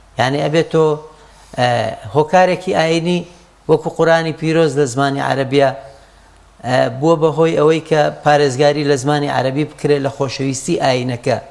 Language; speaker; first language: Central Kurdish; non-native, local second language; Gurani